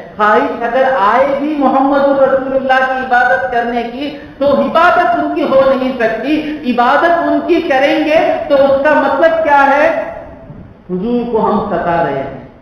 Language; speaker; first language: Urdu; native; Urdu